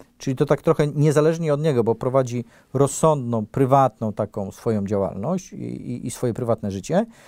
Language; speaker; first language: Polish; native; Polish